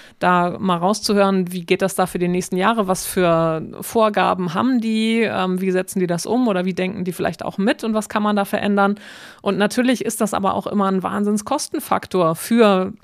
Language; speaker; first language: German; native; German